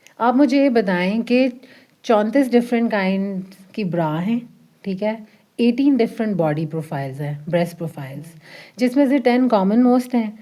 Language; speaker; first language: Urdu; early bilingual, heritage; Urdu